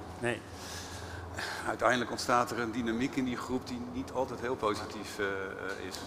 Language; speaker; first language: Dutch; native; Dutch